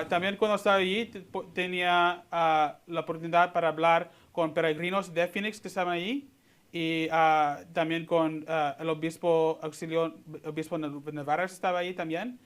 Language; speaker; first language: Spanish; early bilingual, heritage; Spanish